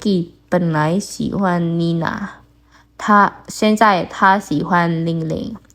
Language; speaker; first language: Chinese; non-native, fluent; Indonesian